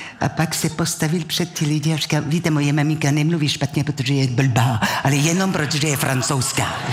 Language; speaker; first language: Czech; non-native, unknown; French